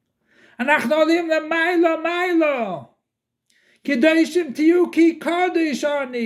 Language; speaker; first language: Hebrew; non-native, fluent; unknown